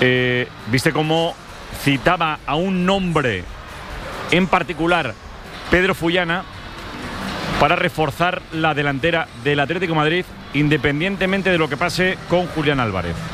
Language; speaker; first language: Spanish; native; Spanish